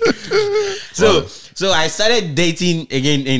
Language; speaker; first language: English; non-native, local second language; Igbo